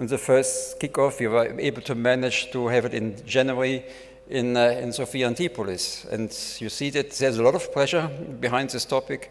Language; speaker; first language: English; non-native, fluent; German